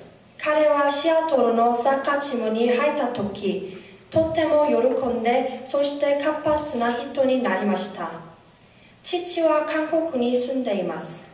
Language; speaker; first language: Japanese; non-native, learner; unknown